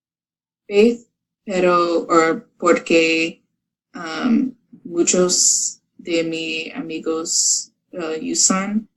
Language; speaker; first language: Spanish; non-native, learner; English